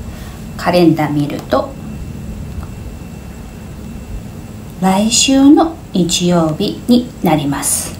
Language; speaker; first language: Japanese; non-native, learner; Chinese